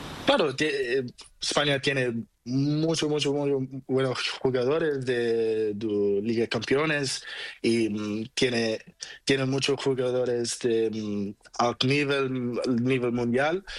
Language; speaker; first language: Spanish; non-native, learner; Portuguese